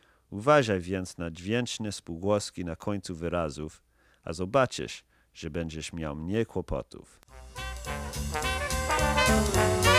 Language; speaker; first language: Polish; non-native, fluent; English